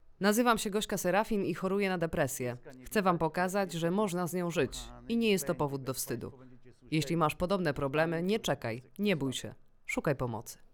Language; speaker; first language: Polish; native; Polish